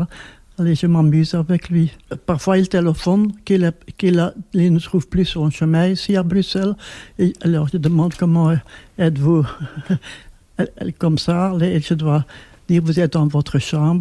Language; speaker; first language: French; non-native, local second language; Dutch